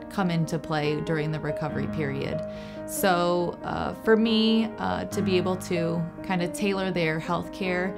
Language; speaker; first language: English; native; English